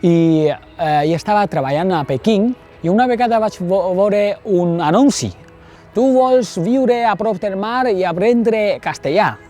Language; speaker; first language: Catalan; non-native, fluent; Chinese